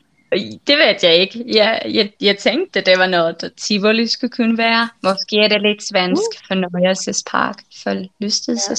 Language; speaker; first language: Danish; non-native, fluent; Finnish